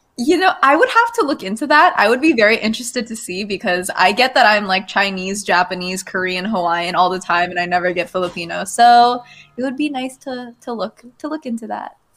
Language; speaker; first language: English; native; English